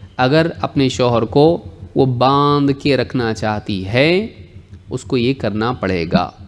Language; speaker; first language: Urdu; native; Urdu